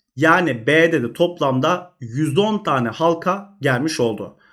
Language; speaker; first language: Turkish; native; Turkish